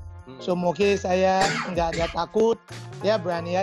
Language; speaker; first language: Indonesian; non-native, fluent; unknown